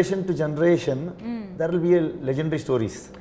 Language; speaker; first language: Telugu; non-native, learner; Kannada